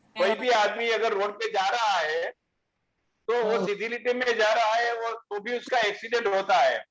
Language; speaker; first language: Hindi; non-native, local second language; Gujarati